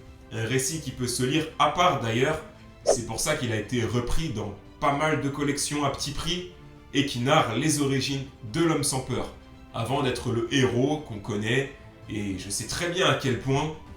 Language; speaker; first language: French; native; French